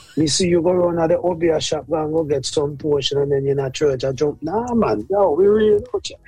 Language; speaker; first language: English; native; English